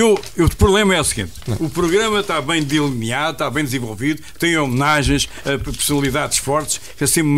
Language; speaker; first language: Portuguese; native; Portuguese